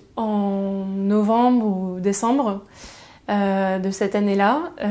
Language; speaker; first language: French; native; French